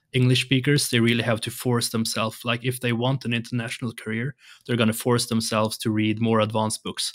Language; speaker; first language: English; non-native, fluent; Swedish